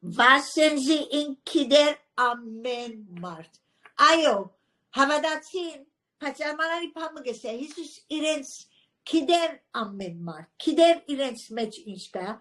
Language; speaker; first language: Armenian; early bilingual, heritage; Armenian